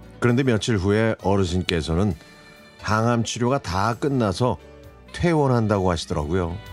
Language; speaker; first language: Korean; native; Korean